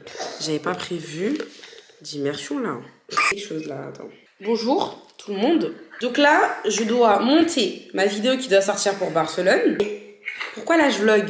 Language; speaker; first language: French; native; French